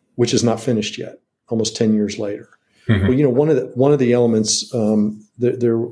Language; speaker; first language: English; native; English